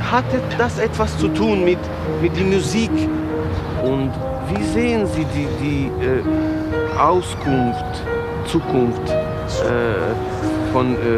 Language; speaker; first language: German; non-native, fluent; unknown